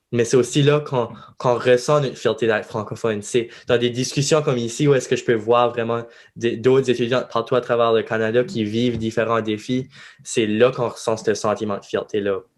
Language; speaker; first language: French; native; French